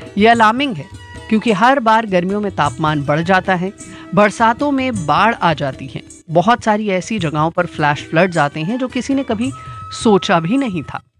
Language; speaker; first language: Hindi; native; Hindi